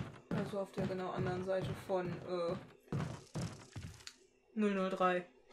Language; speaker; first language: German; native; German